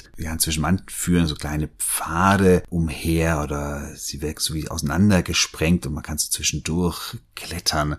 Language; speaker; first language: German; native; German